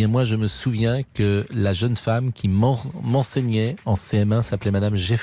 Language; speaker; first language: French; native; French